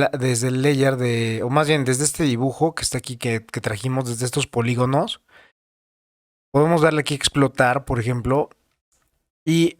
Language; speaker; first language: Spanish; native; Spanish